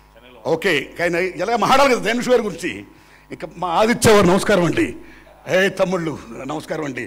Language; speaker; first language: Telugu; native; Telugu